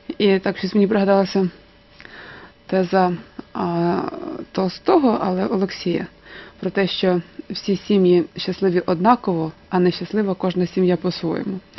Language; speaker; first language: Ukrainian; native; Ukrainian